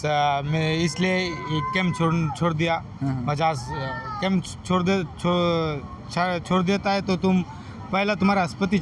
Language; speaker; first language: Hindi; non-native, learner; Bangla